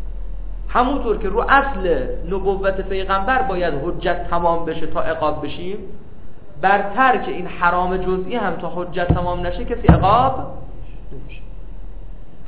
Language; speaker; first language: Persian; native; Persian